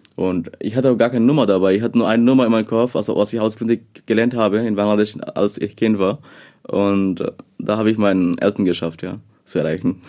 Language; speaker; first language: German; non-native, fluent; Bangla